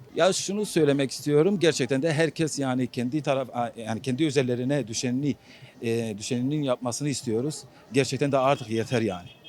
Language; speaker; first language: Turkish; non-native, local second language; Kurdish